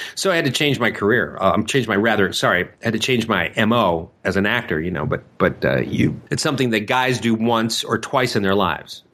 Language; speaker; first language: English; native; English